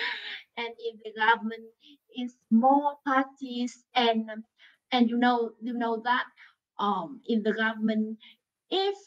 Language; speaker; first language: English; non-native, learner; Vietnamese